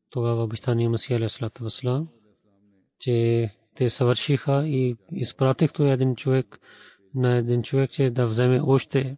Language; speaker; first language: Bulgarian; non-native, learner; Urdu